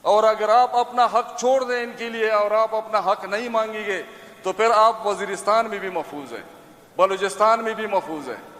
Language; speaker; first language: Hindi; non-native, local second language; Pashto